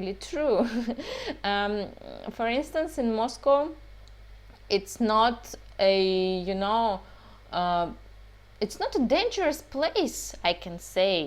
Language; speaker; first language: English; non-native, fluent; Russian